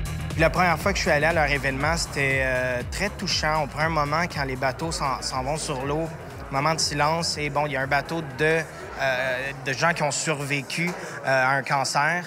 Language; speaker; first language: French; native; French